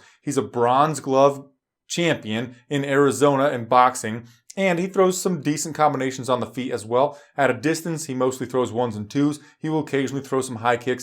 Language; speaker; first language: English; native; English